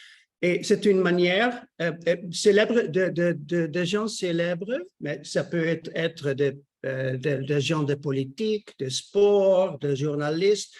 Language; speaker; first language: French; non-native, learner; Dutch